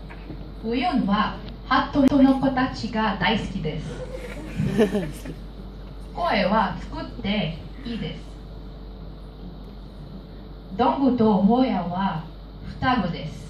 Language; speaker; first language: Japanese; non-native, learner; Hebrew